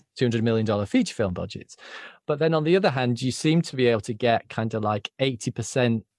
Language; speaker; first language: English; native; English